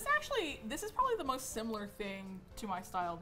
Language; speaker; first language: English; native; English